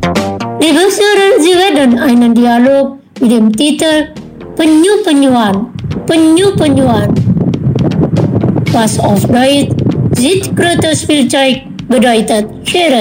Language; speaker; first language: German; non-native, learner; Indonesian